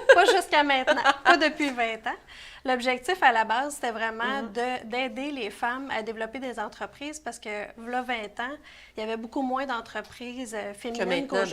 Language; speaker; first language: French; native; French